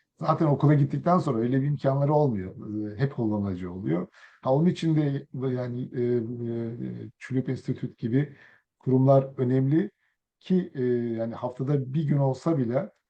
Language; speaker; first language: Turkish; early bilingual, other home language; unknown